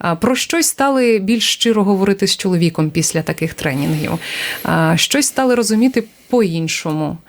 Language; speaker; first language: Ukrainian; native; Ukrainian